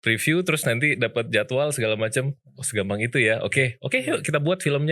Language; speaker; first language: Indonesian; native; Indonesian